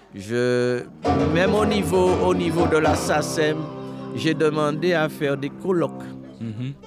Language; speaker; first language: French; native; French